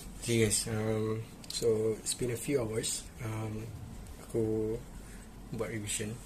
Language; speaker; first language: English; non-native, local second language; Malay